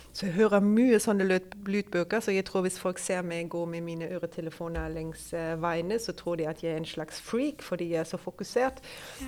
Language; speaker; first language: Norwegian; non-native, fluent; German